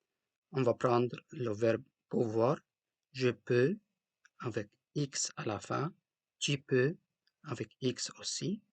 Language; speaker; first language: French; non-native, local second language; Arabic